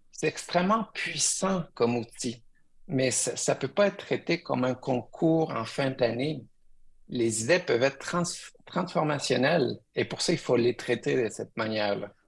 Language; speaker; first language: French; early bilingual, other home language; Spanish